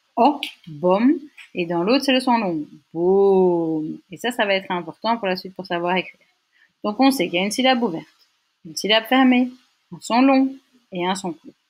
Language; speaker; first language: French; native; French